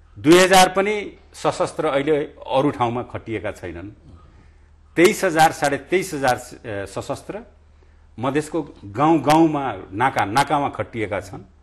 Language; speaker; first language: Nepali; non-native, local second language; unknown